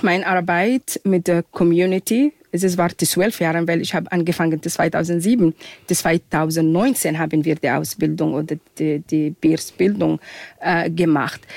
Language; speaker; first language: German; non-native, fluent; Arabic